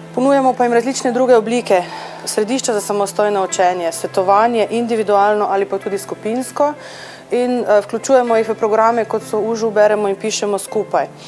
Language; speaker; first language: Slovenian; native; Slovenian